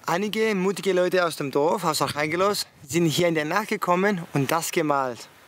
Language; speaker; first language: German; non-native, fluent; Greek